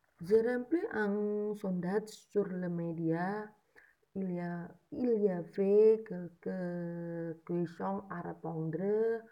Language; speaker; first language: French; non-native, learner; Indonesian